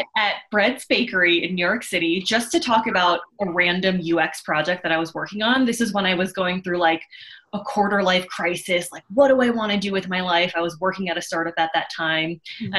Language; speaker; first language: English; native; English